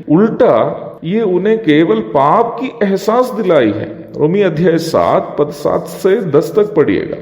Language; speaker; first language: Hindi; non-native, local second language; Malayalam